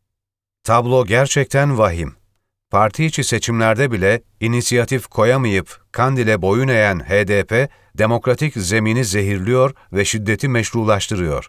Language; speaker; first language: Turkish; native; Turkish